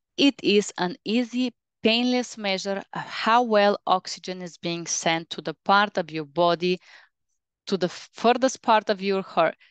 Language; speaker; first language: English; non-native, fluent; Bulgarian